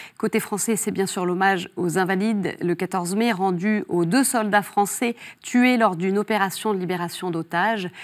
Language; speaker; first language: French; native; French